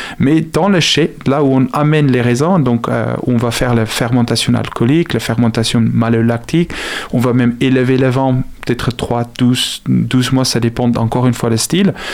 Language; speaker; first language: French; non-native, fluent; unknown